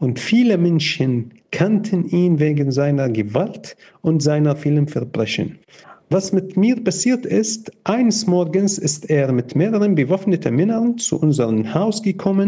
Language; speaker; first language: German; non-native, fluent; Arabic